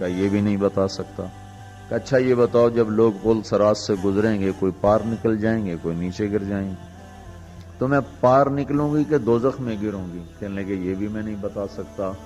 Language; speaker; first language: Urdu; non-native, local second language; Punjabi